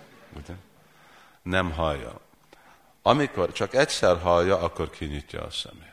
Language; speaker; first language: Hungarian; early bilingual, heritage; Hungarian